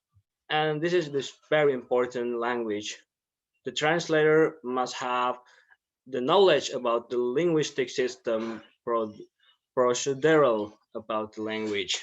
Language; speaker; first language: English; non-native, learner; Indonesian